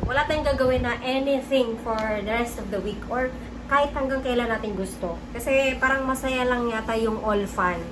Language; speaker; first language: Filipino; non-native, local second language; Cebuano